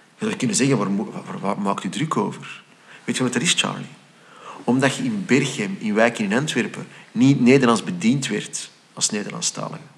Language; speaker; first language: Dutch; native; Dutch